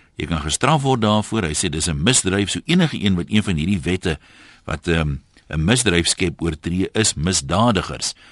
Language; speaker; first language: Afrikaans; native; Afrikaans